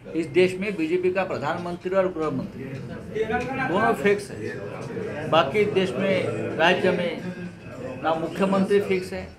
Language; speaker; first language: Hindi; non-native, local second language; Marathi